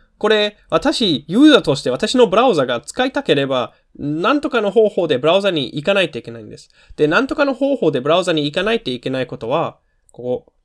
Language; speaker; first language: Japanese; non-native, fluent; German